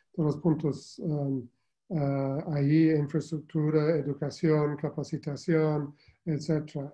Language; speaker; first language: Spanish; non-native, fluent; English